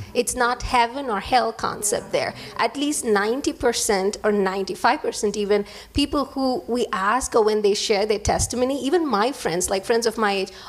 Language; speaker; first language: English; non-native, local second language; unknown